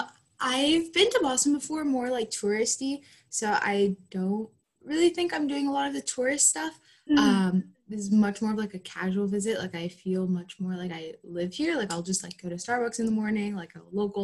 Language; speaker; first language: English; native; English